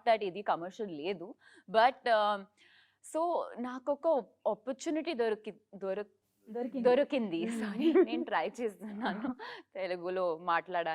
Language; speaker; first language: Telugu; non-native, learner; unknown